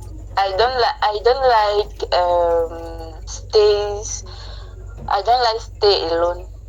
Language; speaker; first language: English; non-native, learner; French